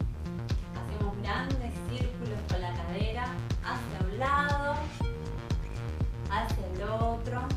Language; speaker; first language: Spanish; native; Spanish